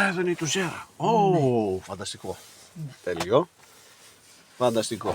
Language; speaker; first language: Greek; native; Greek